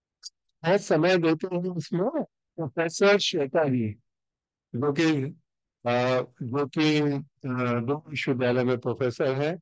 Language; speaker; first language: Hindi; native; Hindi